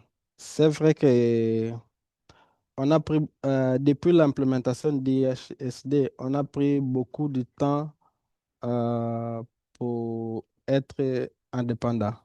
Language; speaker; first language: French; non-native, fluent; Portuguese